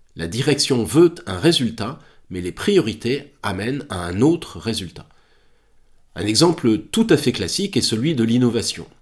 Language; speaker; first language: French; native; French